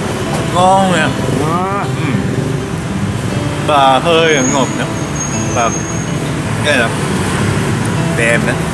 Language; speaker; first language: Vietnamese; non-native, learner; Japanese